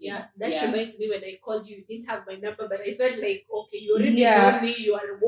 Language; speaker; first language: English; native; English